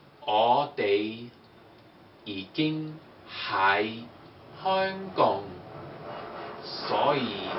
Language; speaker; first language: Cantonese; non-native, learner; English